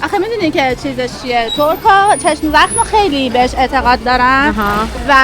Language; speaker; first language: Persian; native; Persian